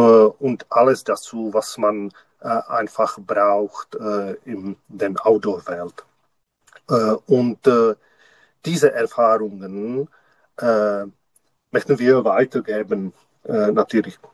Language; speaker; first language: German; non-native, learner; Czech